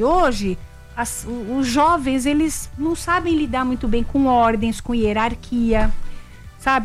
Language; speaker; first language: Portuguese; native; Portuguese